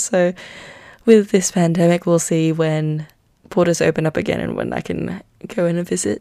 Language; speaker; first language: English; non-native, local second language; Filipino